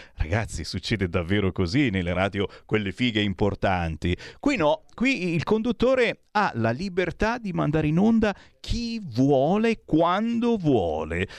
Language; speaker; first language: Italian; native; Italian